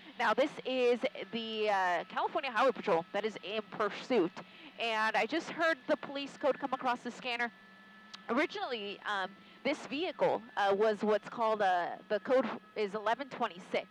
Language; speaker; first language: English; early bilingual, other home language; Spanish